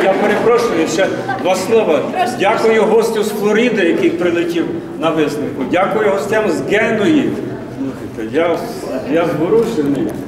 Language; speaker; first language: Ukrainian; native; Ukrainian